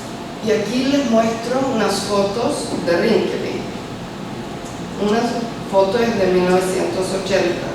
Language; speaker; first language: Spanish; early bilingual, heritage; Spanish